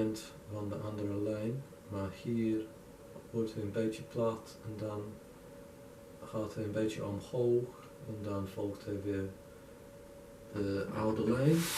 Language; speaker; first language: Dutch; non-native, learner; English